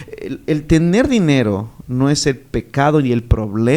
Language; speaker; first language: Spanish; native; Spanish